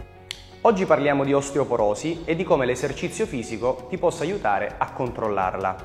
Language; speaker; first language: Italian; native; Italian